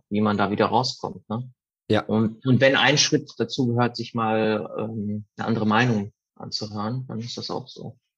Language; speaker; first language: German; early bilingual, other home language; Italian